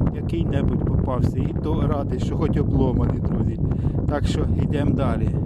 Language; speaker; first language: Ukrainian; native; Ukrainian